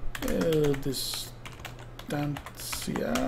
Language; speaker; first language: Spanish; non-native, learner; English